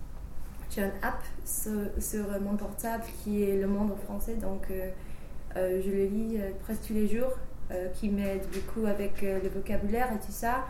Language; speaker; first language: French; non-native, fluent; English